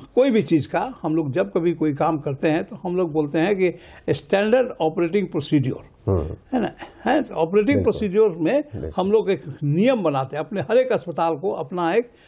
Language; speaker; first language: Hindi; native; Hindi